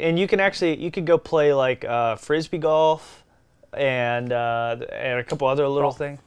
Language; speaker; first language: English; native; English